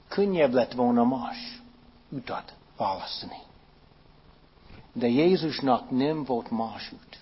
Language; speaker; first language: Hungarian; non-native, fluent; English